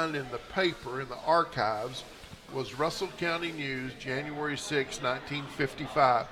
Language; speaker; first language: English; native; English